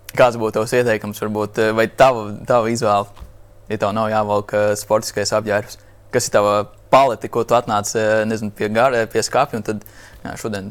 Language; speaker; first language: Latvian; native; Latvian